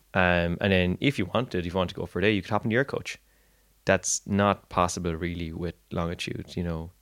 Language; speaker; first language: English; native; English